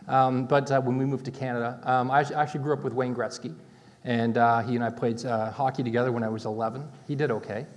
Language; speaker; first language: English; native; English